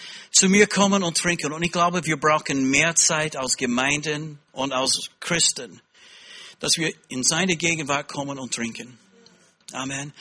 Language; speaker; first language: German; non-native, fluent; English